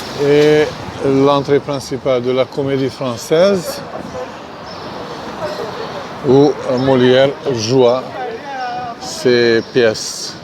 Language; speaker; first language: French; non-native, fluent; Hungarian